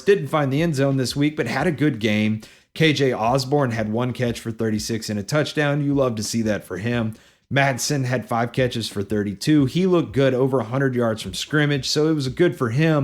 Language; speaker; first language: English; native; English